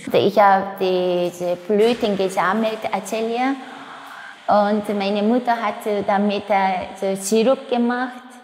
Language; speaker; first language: German; non-native, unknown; Korean